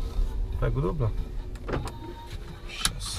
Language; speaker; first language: Russian; non-native, local second language; Uzbek